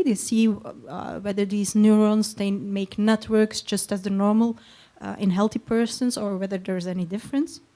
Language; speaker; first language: English; non-native, fluent; Dutch